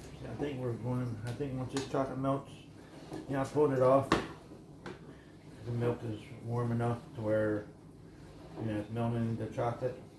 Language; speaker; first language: English; native; English